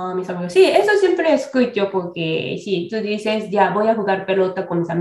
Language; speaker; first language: Spanish; non-native, fluent; Japanese